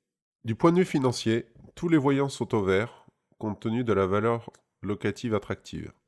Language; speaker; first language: French; native; French